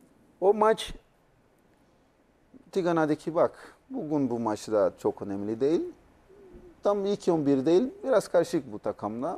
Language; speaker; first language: Turkish; non-native, learner; Portuguese